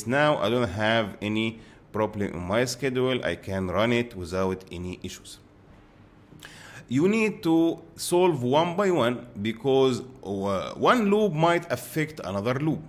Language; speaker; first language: English; non-native, fluent; Arabic